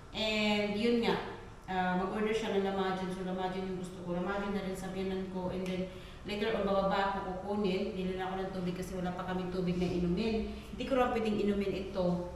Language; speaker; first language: Filipino; native; Filipino